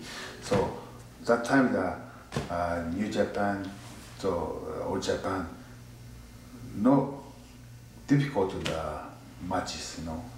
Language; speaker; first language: English; non-native, learner; Japanese